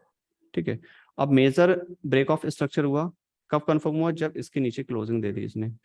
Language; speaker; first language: Hindi; native; Hindi